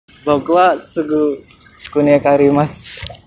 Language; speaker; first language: Japanese; non-native, learner; Indonesian